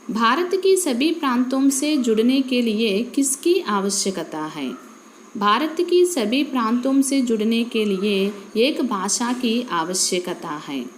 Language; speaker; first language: Hindi; non-native, local second language; Telugu